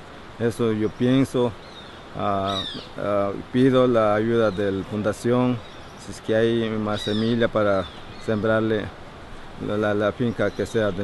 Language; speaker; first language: Spanish; non-native, local second language; Quechua